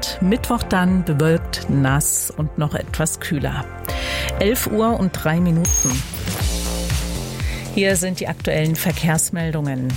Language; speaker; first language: German; native; German